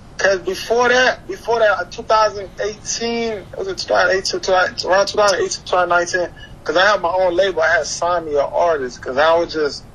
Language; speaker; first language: English; early bilingual, other home language; Haitian Creole